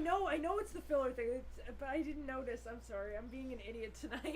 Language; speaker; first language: English; native; English